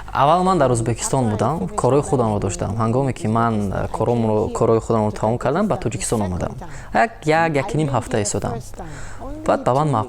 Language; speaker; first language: Persian; non-native, fluent; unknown